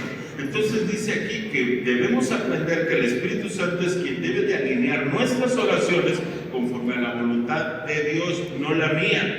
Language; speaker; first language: Spanish; native; Spanish